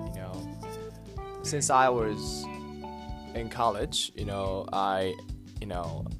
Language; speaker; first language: English; non-native, fluent; Japanese